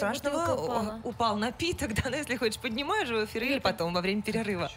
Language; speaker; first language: Russian; native; Russian